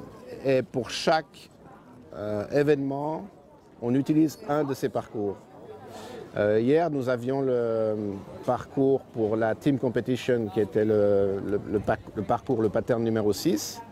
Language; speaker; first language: French; native; French